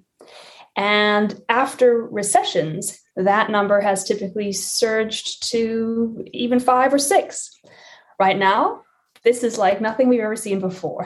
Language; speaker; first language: English; native; English